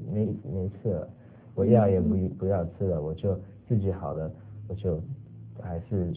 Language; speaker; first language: Chinese; early bilingual, other home language; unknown